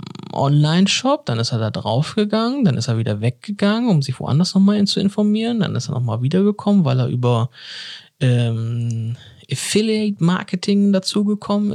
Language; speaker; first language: German; native; German